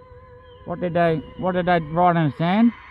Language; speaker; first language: English; native; English